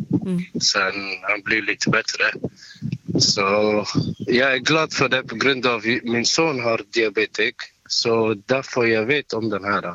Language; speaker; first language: Swedish; non-native, learner; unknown